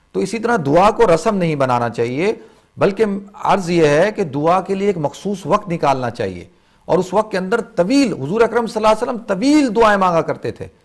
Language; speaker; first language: Urdu; native; Urdu